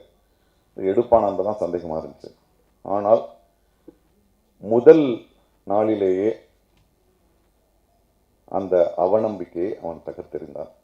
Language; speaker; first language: Tamil; native; Tamil